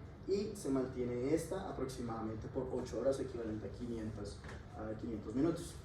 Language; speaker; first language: Spanish; native; Spanish